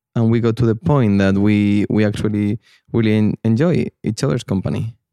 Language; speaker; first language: English; non-native, fluent; Spanish